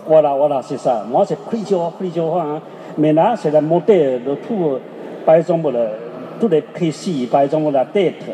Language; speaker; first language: French; non-native, learner; Chinese